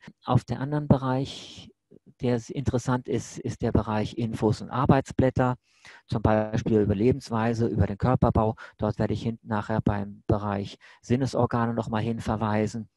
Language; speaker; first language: German; native; German